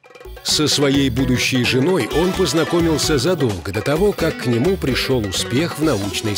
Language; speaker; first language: Russian; native; Russian